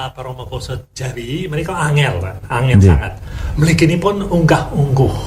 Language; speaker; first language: Javanese; non-native, fluent; English